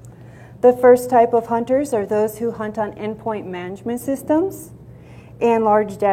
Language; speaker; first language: English; native; English